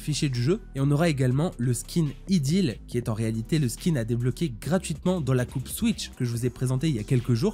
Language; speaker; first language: French; native; French